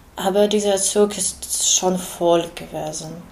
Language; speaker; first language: German; non-native, learner; Ukrainian